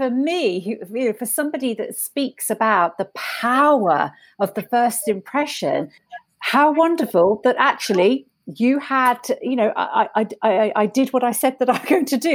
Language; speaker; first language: English; native; English